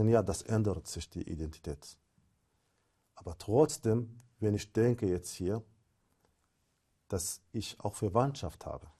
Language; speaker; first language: German; non-native, fluent; Arabic